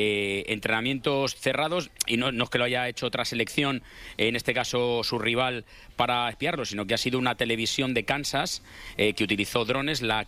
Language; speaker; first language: Spanish; native; Spanish